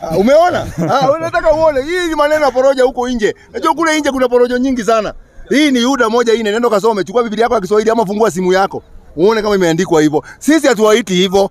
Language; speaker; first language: Swahili; non-native, local second language; Kikuyu